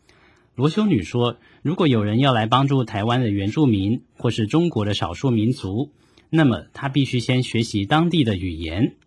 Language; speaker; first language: Chinese; native; Chinese